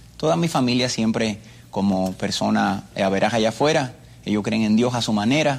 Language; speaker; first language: Spanish; early bilingual, other home language; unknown